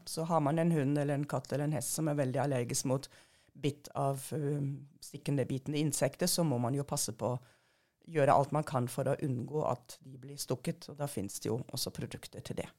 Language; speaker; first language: Norwegian; non-native, fluent; German